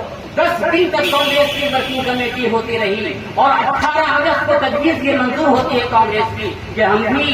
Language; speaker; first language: Urdu; native; Urdu